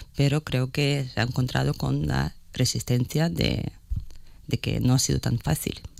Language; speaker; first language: Spanish; non-native, fluent; Ukrainian